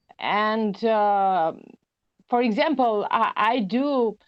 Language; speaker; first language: English; non-native, learner; Albanian